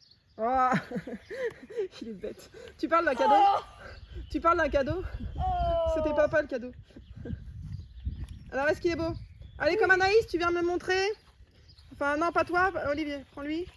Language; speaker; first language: French; native; French